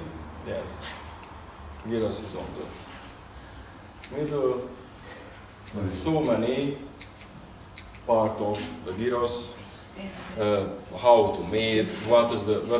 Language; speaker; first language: English; non-native, learner; Hungarian